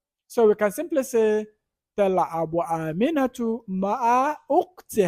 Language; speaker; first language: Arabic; non-native, fluent; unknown